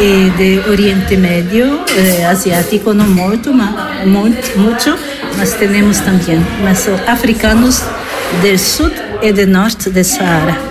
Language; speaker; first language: Spanish; non-native, learner; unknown